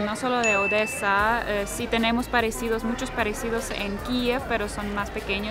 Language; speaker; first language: Spanish; early bilingual, heritage; Russian